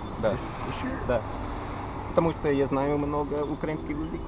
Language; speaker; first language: Russian; non-native, learner; English